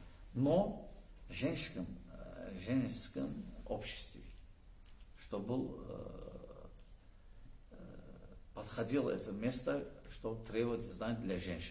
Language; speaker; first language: Russian; non-native, learner; Azerbaijani